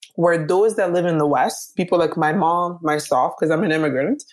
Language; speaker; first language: English; early bilingual, other home language; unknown